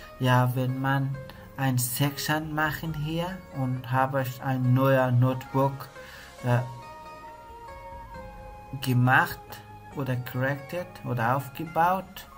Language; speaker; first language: German; non-native, learner; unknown